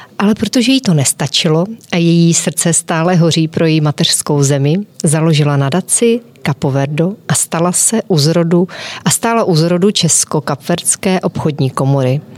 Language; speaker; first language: Czech; native; Czech